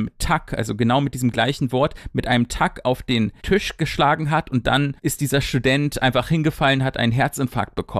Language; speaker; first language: German; native; German